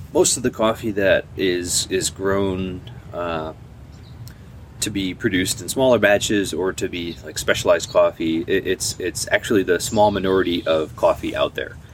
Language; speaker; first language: English; native; English